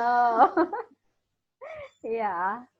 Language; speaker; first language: English; non-native, learner; Thai